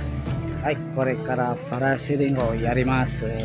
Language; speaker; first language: Japanese; non-native, fluent; Indonesian